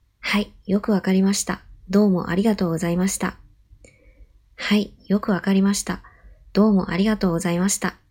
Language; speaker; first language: Japanese; non-native, fluent; Chinese